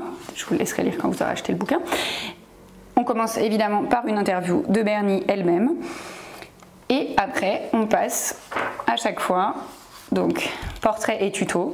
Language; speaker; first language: French; native; French